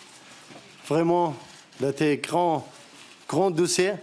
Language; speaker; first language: French; non-native, learner; Arabic